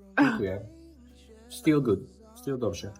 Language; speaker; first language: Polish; non-native, learner; Hungarian